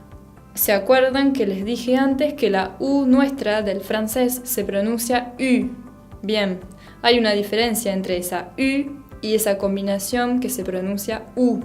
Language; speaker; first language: Spanish; non-native, fluent; French